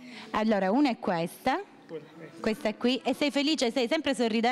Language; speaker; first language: Italian; native; Italian